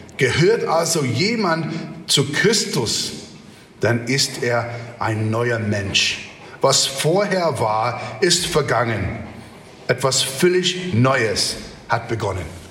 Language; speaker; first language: German; non-native, fluent; English